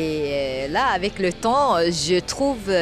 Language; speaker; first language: French; non-native, fluent; Chinese